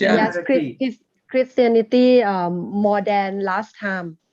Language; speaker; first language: English; non-native, learner; Thai